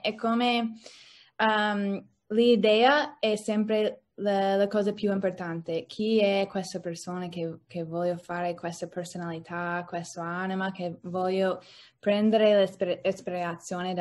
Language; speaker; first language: Italian; non-native, learner; English